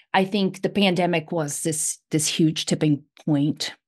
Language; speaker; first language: English; non-native, fluent; Portuguese